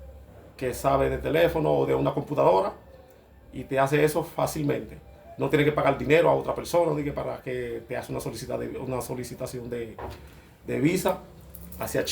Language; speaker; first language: Spanish; non-native, fluent; Haitian Creole